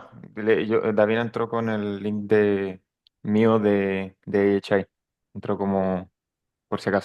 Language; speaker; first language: Spanish; native; Spanish